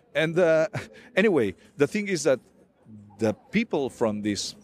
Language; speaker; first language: English; non-native, fluent; Catalan